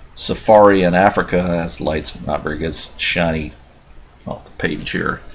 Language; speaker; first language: English; native; English